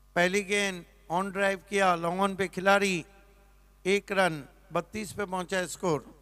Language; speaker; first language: Hindi; non-native, local second language; Marathi